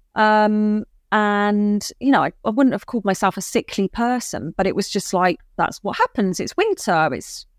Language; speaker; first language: English; native; English